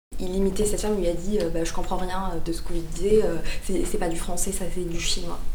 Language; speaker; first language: French; non-native, local second language; Arabic